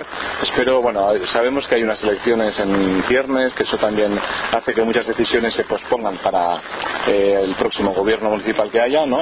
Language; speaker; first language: Spanish; native; Spanish